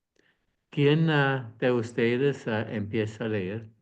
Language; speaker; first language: Spanish; non-native, fluent; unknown